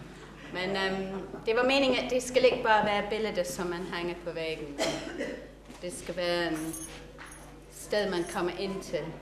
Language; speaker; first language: Danish; non-native, fluent; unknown